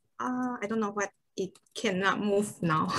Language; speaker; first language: English; non-native, learner; Vietnamese